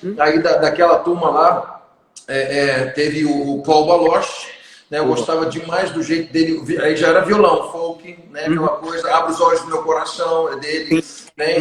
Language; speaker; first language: Portuguese; non-native, fluent; English